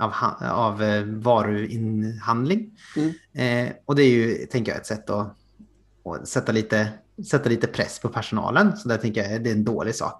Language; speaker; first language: Swedish; native; Swedish